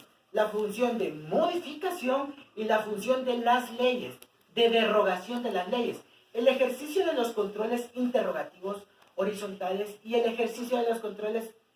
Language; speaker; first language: Spanish; native; Spanish